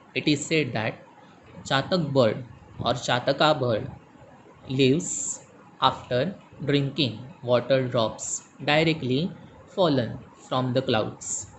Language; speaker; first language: English; non-native, local second language; Marathi